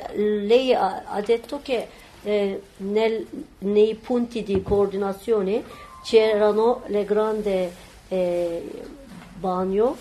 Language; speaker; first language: Italian; non-native, learner; Turkish